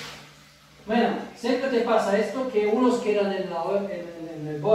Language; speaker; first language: Spanish; non-native, fluent; German